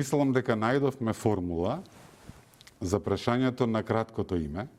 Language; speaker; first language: Macedonian; native; Macedonian